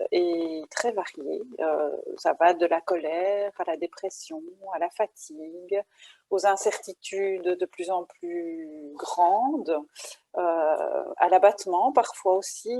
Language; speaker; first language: French; native; French